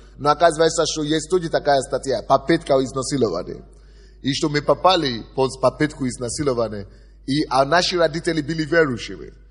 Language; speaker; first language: Russian; non-native, fluent; Yoruba